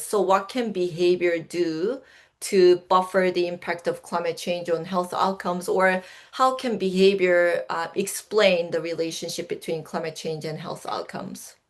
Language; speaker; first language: English; non-native, fluent; Korean